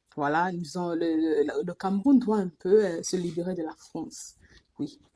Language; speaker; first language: French; non-native, local second language; Duala